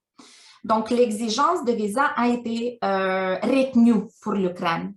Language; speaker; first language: French; non-native, fluent; Ukrainian